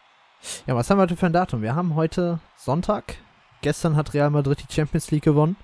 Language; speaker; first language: German; native; German